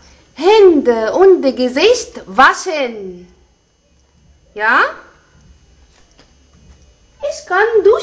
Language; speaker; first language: German; non-native, fluent; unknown